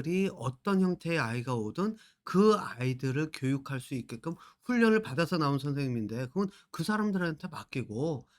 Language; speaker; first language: Korean; native; Korean